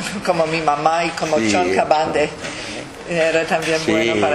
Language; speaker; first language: Spanish; early bilingual, heritage; English